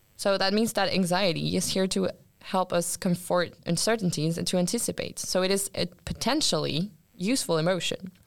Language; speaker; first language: English; non-native, fluent; French